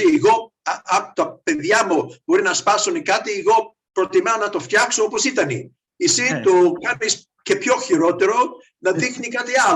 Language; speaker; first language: Greek; early bilingual, heritage; Greek